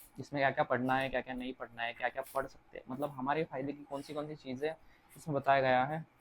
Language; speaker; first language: Hindi; non-native, local second language; Marathi